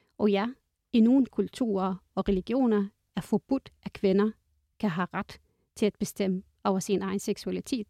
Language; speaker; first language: Danish; non-native, fluent; Arabic